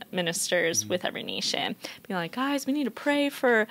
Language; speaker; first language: English; native; English